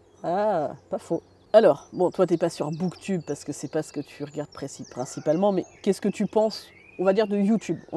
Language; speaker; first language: French; native; French